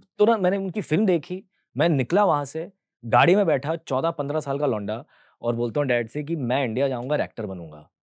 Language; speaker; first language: Hindi; early bilingual, heritage; Hindi